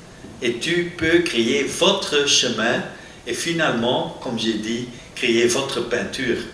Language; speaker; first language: French; non-native, local second language; Dutch